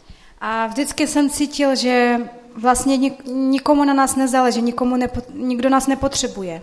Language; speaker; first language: Czech; non-native, fluent; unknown